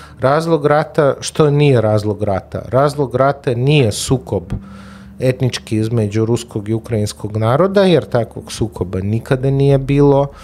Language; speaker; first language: Serbian; non-native, fluent; Russian